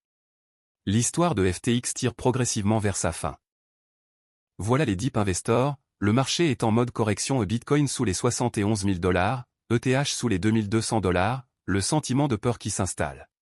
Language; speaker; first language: French; native; French